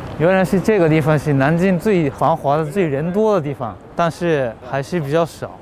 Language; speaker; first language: Chinese; non-native, fluent; Japanese